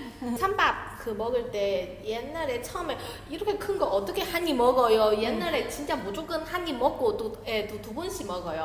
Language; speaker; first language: Korean; non-native, learner; Chinese